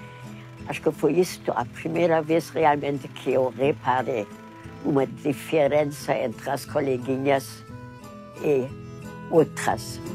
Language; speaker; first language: Portuguese; non-native, fluent; German